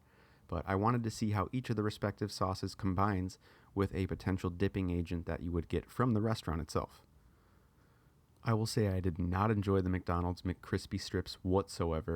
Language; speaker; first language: English; native; English